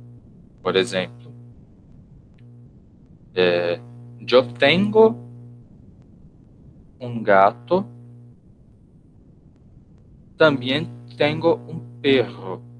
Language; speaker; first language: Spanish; non-native, fluent; Portuguese